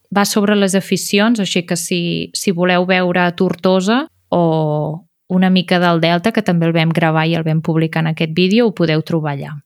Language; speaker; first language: Catalan; native; Catalan